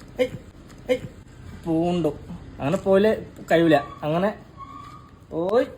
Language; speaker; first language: Malayalam; non-native, fluent; Bangla